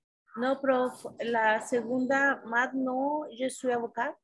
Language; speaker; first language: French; non-native, learner; Spanish